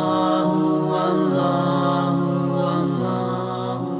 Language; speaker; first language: Urdu; native; Urdu